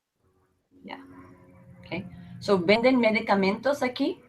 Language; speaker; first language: Spanish; non-native, fluent; English